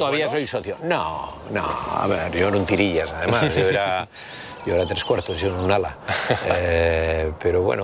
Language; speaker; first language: Spanish; native; Spanish